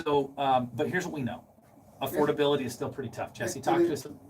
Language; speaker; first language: English; native; English